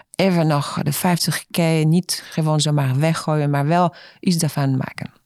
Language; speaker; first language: Dutch; non-native, fluent; French